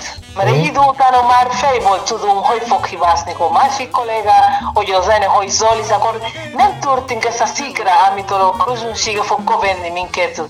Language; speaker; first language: Hungarian; non-native, learner; Spanish